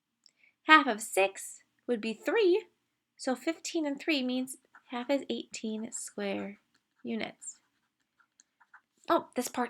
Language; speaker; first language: English; native; English